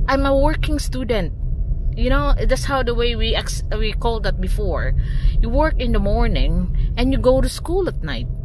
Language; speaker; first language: English; non-native, local second language; Cebuano